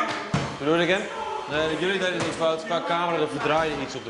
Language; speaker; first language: Dutch; native; Dutch